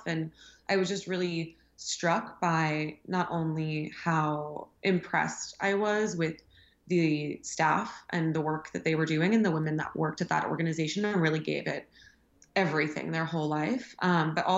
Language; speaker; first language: English; native; English